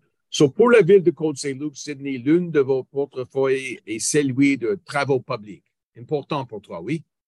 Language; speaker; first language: French; non-native, local second language; English